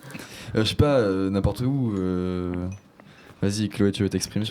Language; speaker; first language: French; native; French